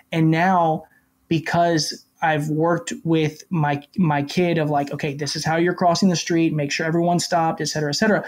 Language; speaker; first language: English; native; English